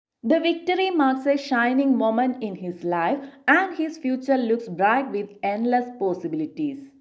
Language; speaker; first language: English; non-native, local second language; Malayalam